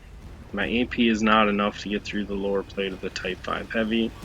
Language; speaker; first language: English; native; English